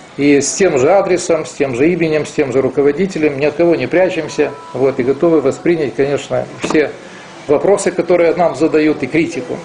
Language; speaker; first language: Russian; non-native, local second language; Romanian